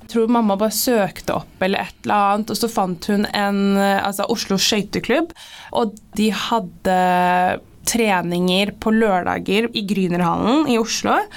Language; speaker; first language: Norwegian; early bilingual, heritage; Norwegian